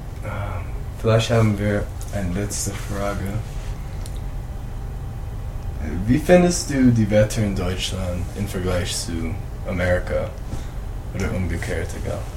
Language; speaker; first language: German; non-native, learner; English